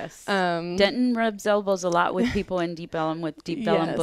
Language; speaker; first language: English; native; English